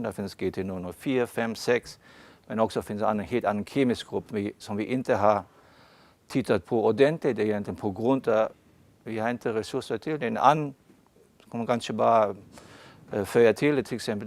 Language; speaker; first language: Swedish; non-native, fluent; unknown